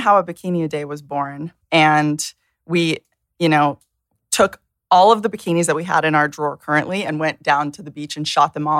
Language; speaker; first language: English; native; English